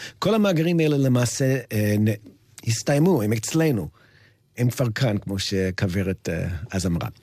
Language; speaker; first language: Hebrew; non-native, fluent; English